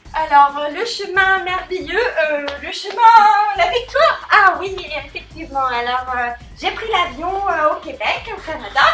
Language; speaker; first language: French; non-native, learner; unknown